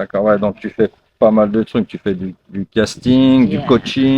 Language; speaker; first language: French; native; French